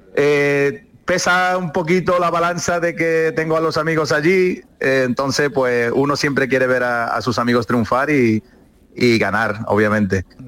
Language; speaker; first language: Spanish; early bilingual, other home language; Arabic